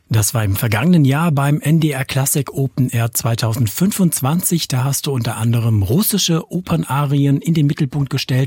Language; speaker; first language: German; native; German